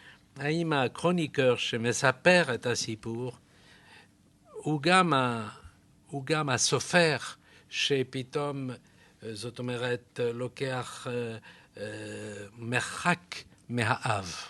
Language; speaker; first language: Hebrew; non-native, fluent; French